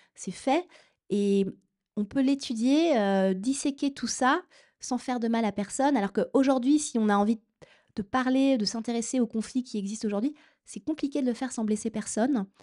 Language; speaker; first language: French; native; French